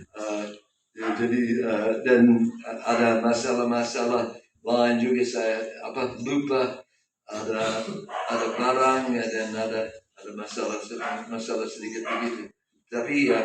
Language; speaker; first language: Indonesian; non-native, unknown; English